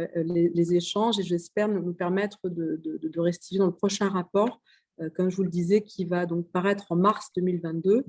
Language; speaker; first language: French; native; French